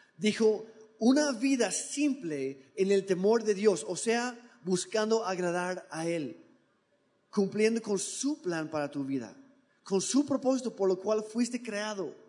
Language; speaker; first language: Spanish; non-native, fluent; English